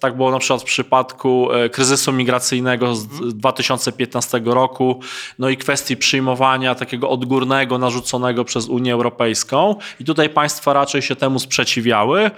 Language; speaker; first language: Polish; native; Polish